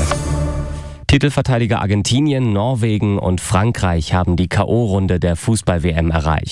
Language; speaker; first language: German; native; German